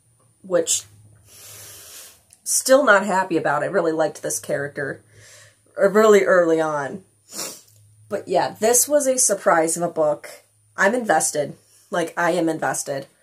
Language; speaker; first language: English; native; English